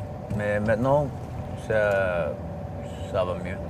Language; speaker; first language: French; non-native, learner; Icelandic